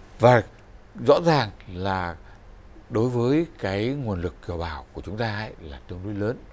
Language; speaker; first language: Vietnamese; native; Vietnamese